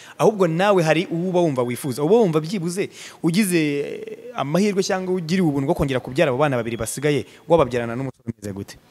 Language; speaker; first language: Kinyarwanda; native; Kinyarwanda